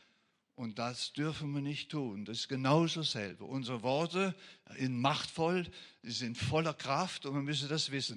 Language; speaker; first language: German; non-native, fluent; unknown